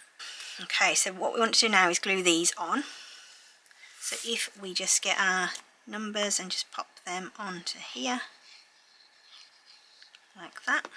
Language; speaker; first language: English; native; English